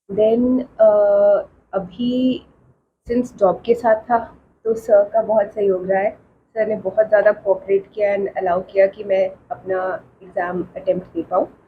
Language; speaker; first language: Hindi; non-native, local second language; Punjabi